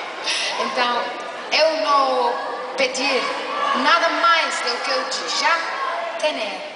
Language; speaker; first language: Portuguese; non-native, learner; Italian